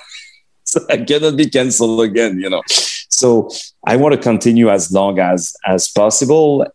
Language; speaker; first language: English; non-native, fluent; French